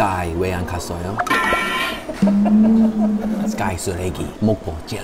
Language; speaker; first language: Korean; non-native, learner; English